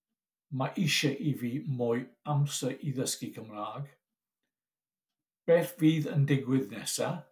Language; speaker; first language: Welsh; non-native, learner; English